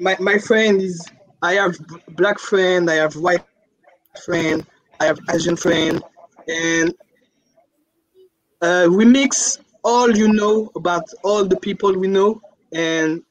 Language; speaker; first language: English; non-native, learner; French